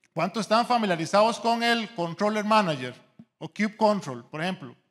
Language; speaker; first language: Spanish; native; Spanish